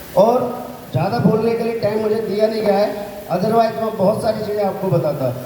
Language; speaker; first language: Hindi; native; Hindi